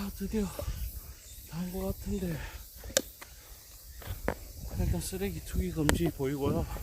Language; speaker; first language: Korean; native; Korean